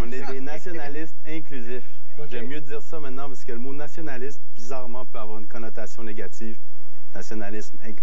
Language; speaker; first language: French; native; French